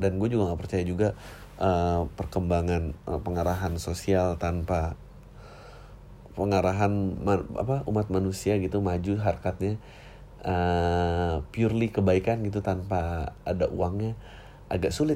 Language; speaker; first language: Indonesian; native; Indonesian